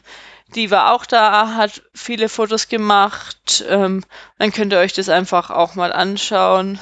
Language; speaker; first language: German; native; German